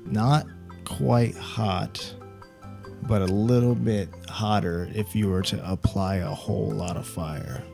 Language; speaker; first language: English; native; English